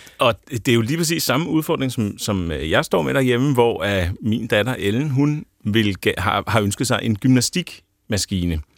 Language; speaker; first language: Danish; native; Danish